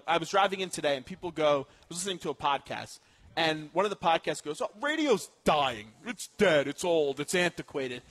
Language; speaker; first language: English; native; English